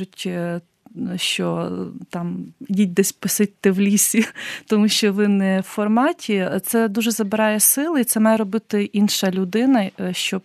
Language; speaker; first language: Ukrainian; native; Ukrainian